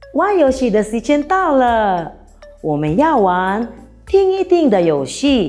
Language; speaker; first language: Chinese; non-native, fluent; Filipino